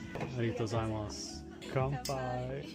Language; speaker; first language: Japanese; non-native, learner; English